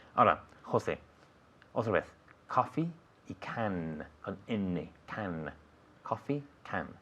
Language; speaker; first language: Spanish; non-native, fluent; English